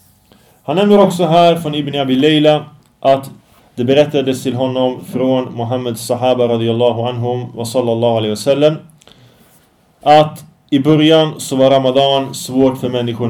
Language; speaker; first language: Swedish; early bilingual, other home language; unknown